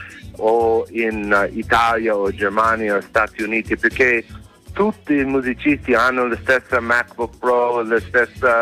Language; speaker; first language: Italian; non-native, fluent; English